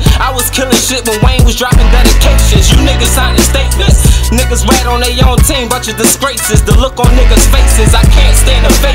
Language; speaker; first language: English; native; English